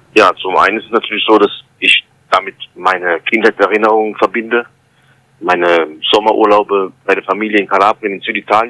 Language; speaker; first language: German; early bilingual, other home language; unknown